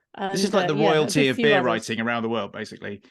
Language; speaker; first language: English; native; English